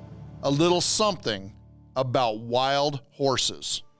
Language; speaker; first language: English; native; English